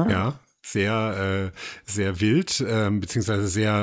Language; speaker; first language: German; native; German